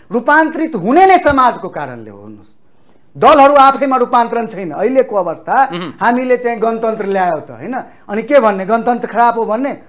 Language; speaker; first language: Nepali; non-native, local second language; Maithili